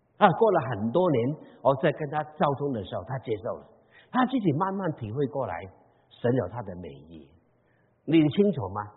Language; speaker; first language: Chinese; non-native, local second language; Cantonese